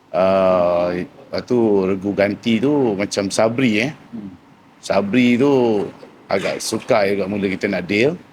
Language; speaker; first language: Malay; native; Malay